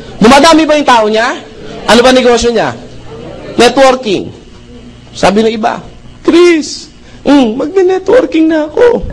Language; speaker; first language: Filipino; non-native, local second language; Cebuano